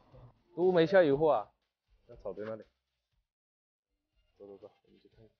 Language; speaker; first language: Chinese; native; Chinese